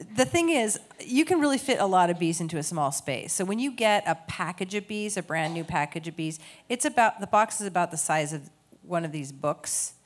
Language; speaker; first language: English; native; English